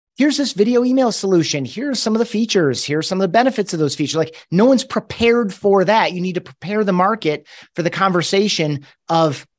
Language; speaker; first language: English; native; English